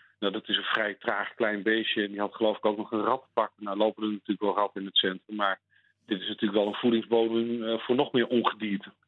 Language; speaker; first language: Dutch; native; Dutch